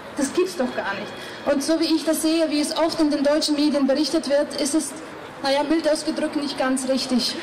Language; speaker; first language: German; non-native, fluent; Ukrainian